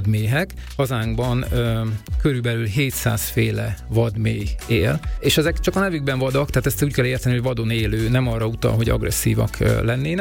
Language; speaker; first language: Hungarian; native; Hungarian